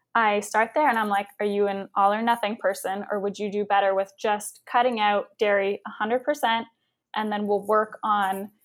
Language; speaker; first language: English; native; English